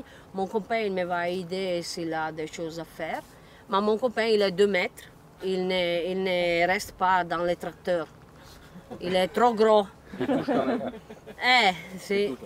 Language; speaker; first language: French; non-native, learner; Italian